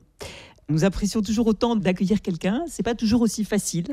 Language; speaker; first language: French; native; French